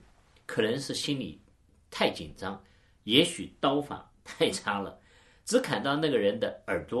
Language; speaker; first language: Chinese; native; Chinese